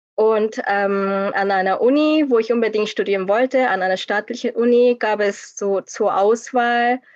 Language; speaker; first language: German; non-native, fluent; Korean